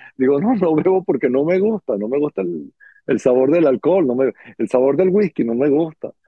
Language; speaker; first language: Spanish; native; Spanish